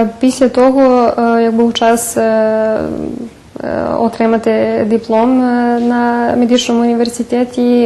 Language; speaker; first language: Ukrainian; early bilingual, heritage; Ukrainian